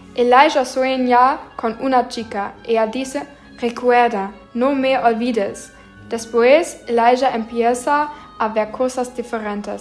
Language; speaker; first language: Spanish; non-native, learner; German